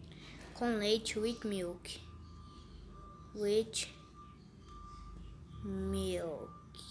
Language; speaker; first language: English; non-native, learner; Portuguese